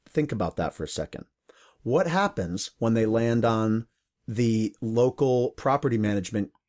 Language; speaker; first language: English; native; English